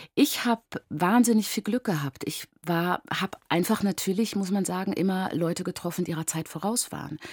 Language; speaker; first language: German; early bilingual, other home language; Persian